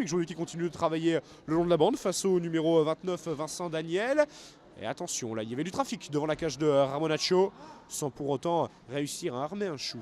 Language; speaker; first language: French; native; French